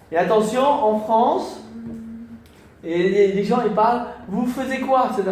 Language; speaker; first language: French; non-native, fluent; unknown